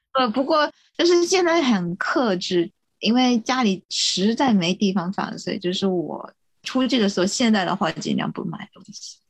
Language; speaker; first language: Chinese; non-native, fluent; Japanese